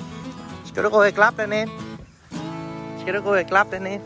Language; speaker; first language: Vietnamese; native; Vietnamese